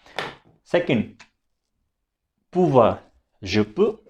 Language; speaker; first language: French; non-native, fluent; Hindi